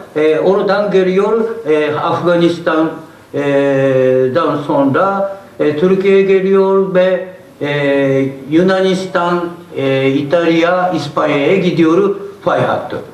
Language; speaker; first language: Turkish; non-native, learner; Japanese